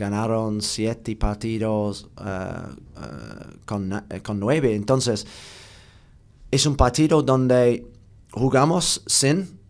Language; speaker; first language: Spanish; non-native, learner; English